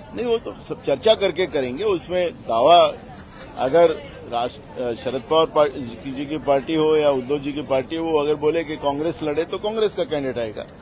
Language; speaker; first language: Hindi; non-native, local second language; Marathi